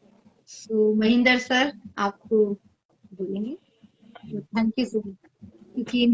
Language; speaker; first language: Hindi; native; Hindi